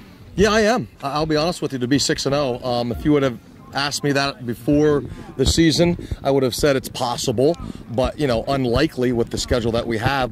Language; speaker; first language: English; native; English